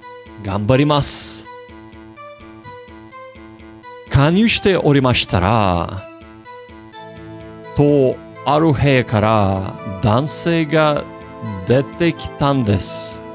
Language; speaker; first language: Japanese; non-native, learner; English